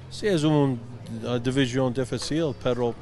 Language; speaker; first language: Spanish; non-native, learner; English